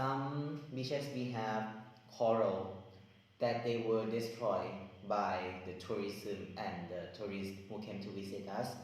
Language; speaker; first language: English; non-native, learner; Thai